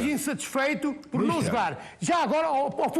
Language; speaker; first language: Portuguese; native; Portuguese